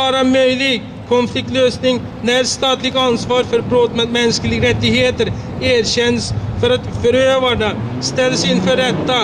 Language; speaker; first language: Swedish; non-native, fluent; Uyghur